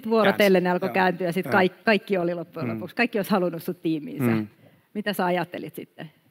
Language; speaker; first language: Finnish; native; Finnish